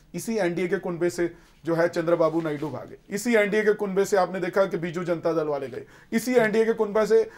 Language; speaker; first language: Hindi; native; Hindi